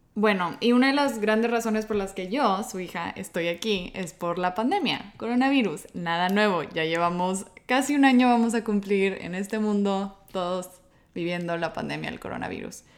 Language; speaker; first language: Spanish; early bilingual, heritage; Spanish